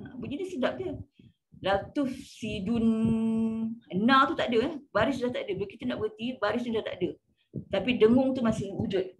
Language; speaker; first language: Malay; native; Malay